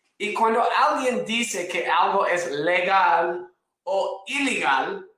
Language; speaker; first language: Spanish; non-native, fluent; English